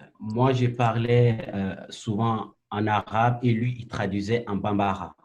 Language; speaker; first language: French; non-native, local second language; Bambara